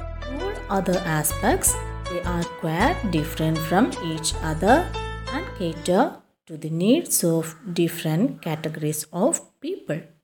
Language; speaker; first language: English; non-native, local second language; Malayalam